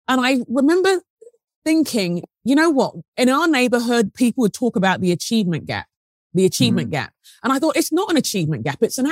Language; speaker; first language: English; native; English